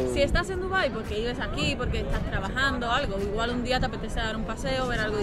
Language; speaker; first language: Spanish; native; Spanish